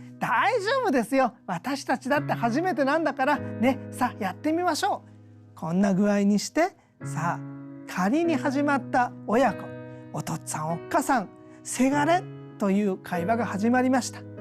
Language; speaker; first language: Japanese; native; Japanese